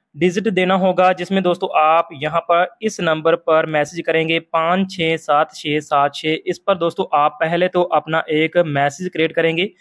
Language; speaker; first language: Hindi; non-native, local second language; Punjabi